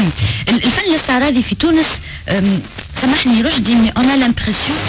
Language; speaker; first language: Arabic; native; Arabic